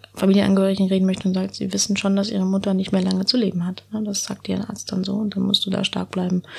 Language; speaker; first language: German; early bilingual, heritage; Spanish